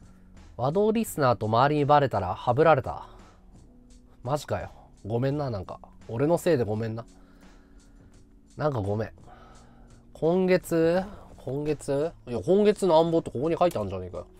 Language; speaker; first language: Japanese; native; Japanese